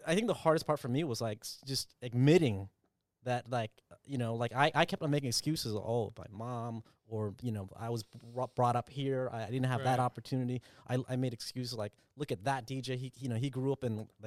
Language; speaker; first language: English; early bilingual, other home language; Vietnamese